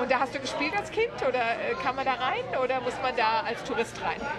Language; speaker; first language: German; native; German